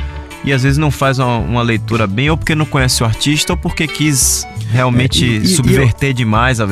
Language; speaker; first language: Portuguese; native; Portuguese